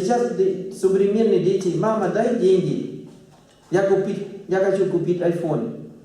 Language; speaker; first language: Russian; non-native, fluent; Thai